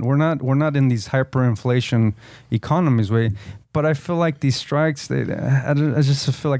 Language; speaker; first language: English; early bilingual, other home language; Spanish